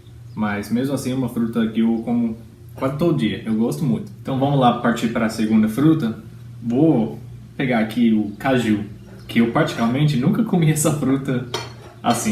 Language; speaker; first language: Portuguese; non-native, fluent; English